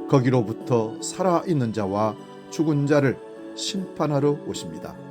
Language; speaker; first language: Korean; native; Korean